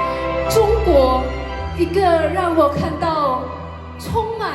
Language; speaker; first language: Chinese; non-native, fluent; Lao